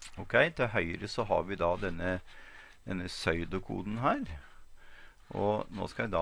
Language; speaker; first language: Norwegian; native; Norwegian